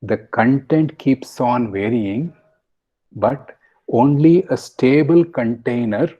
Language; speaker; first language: English; non-native, local second language; Kannada